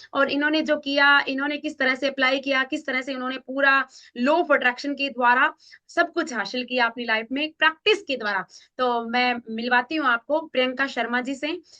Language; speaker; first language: Hindi; native; Hindi